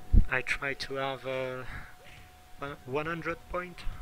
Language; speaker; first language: English; non-native, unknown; French